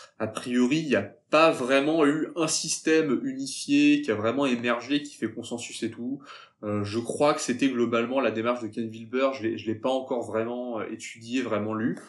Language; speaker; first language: French; native; French